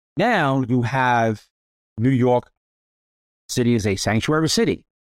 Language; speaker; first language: English; native; English